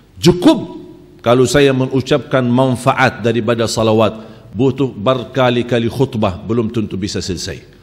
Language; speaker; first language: Malay; non-native, fluent; Arabic